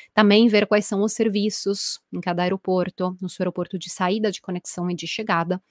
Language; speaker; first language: Portuguese; non-native, fluent; Italian